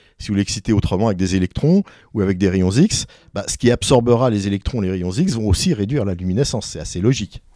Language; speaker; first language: French; native; French